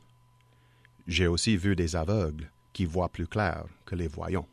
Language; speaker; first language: French; native; French